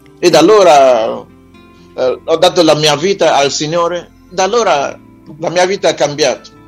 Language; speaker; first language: Italian; non-native, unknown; Igbo